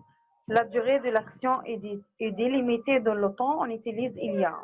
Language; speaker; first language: French; non-native, learner; Arabic